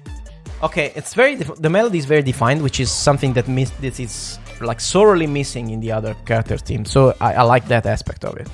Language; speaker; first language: English; non-native, fluent; Italian